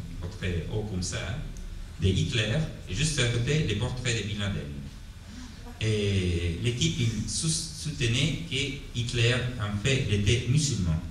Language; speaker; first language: French; non-native, fluent; Italian